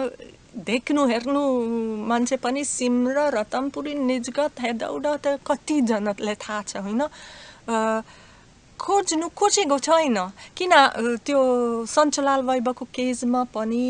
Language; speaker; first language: Nepali; non-native, learner; Slovak